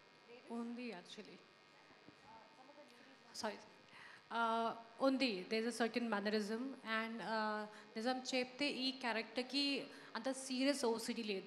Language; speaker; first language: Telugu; non-native, learner; Hindi